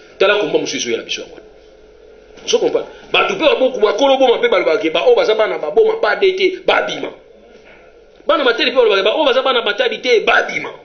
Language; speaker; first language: Lingala; non-native, local second language; Kongo